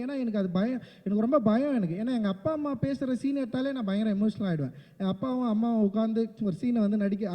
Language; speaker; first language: Tamil; native; Tamil